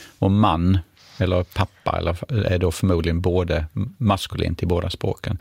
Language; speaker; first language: Swedish; native; Swedish